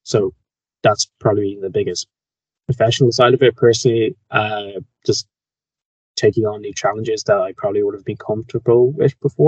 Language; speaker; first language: English; native; English